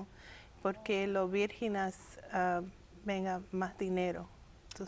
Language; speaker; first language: Spanish; early bilingual, heritage; English